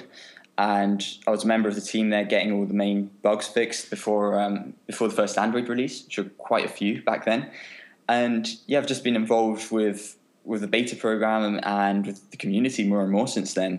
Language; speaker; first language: English; native; English